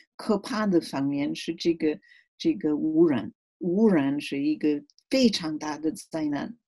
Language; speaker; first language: Chinese; non-native, fluent; French